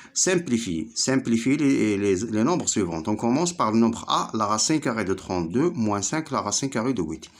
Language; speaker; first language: French; non-native, local second language; Arabic